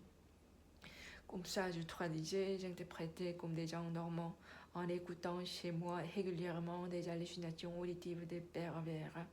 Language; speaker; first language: French; non-native, learner; Korean